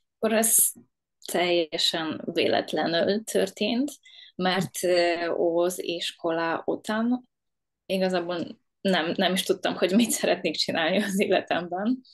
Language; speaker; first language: Hungarian; non-native, fluent; Polish